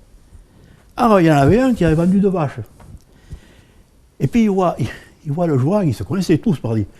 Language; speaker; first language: French; native; French